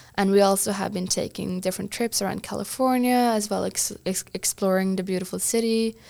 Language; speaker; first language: English; non-native, fluent; Norwegian